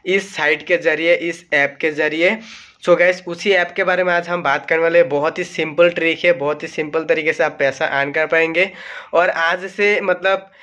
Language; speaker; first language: Hindi; non-native, local second language; Assamese